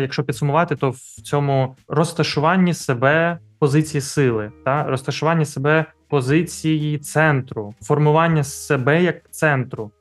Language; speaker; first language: Ukrainian; native; Ukrainian